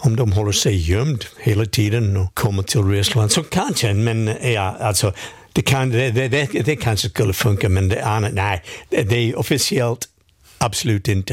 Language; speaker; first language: Swedish; non-native, fluent; English